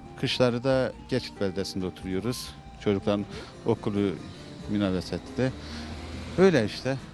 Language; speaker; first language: Turkish; native; Turkish